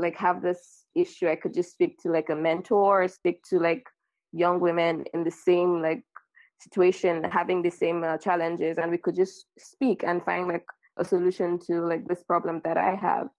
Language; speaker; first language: English; non-native, local second language; Yoruba